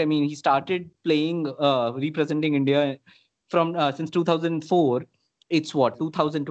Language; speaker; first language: English; non-native, local second language; Hindi